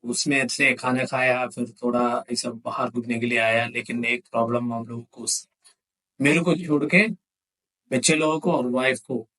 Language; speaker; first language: Hindi; non-native, local second language; Malayalam